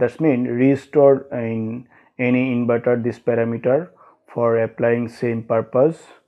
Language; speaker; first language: English; non-native, learner; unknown